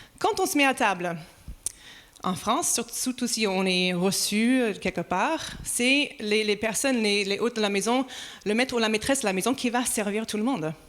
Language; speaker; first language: French; non-native, fluent; English